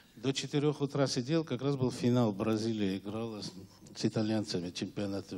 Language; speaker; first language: Russian; non-native, local second language; Georgian